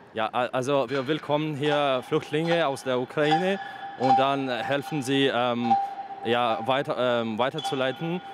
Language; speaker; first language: German; non-native, learner; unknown